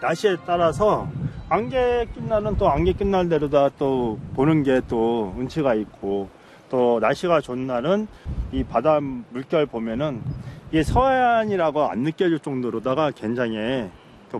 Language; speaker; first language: Korean; native; Korean